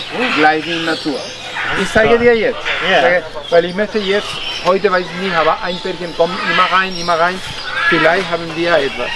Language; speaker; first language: German; non-native, fluent; Spanish